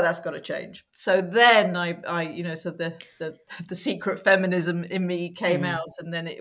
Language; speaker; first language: English; native; English